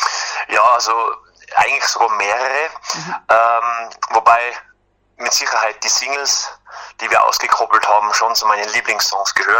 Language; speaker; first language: German; native; German